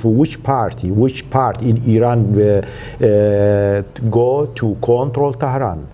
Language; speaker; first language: English; non-native, learner; Central Kurdish